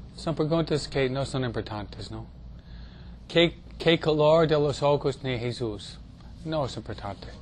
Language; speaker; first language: Spanish; non-native, fluent; English